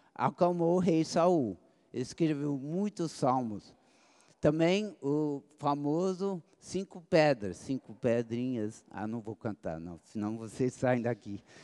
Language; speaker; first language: Portuguese; early bilingual, other home language; English